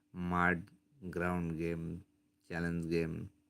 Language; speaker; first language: English; non-native, local second language; Bangla